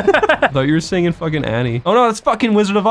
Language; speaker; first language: English; native; English